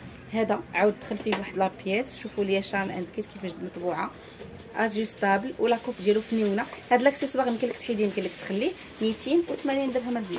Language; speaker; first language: Arabic; native; Arabic